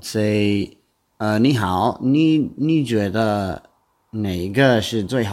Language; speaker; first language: Chinese; non-native, learner; English